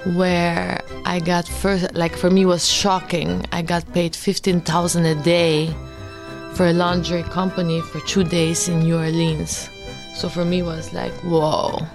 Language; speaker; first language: English; early bilingual, other home language; Albanian